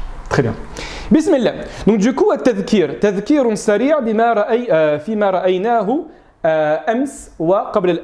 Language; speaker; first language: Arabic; non-native, fluent; French